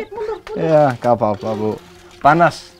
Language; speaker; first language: Indonesian; non-native, learner; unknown